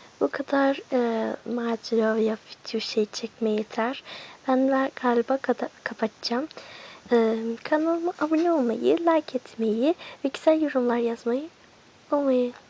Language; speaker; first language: Turkish; early bilingual, heritage; Turkish